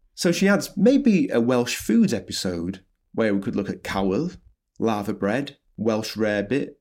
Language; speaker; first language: English; native; English